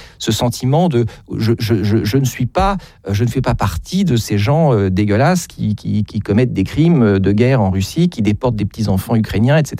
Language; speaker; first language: French; native; French